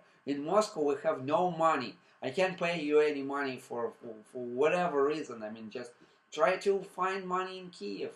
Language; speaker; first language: English; non-native, fluent; Russian